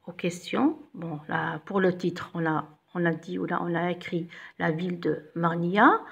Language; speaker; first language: French; non-native, local second language; Arabic